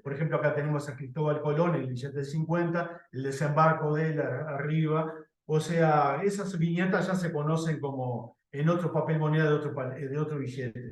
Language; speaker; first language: Spanish; native; Spanish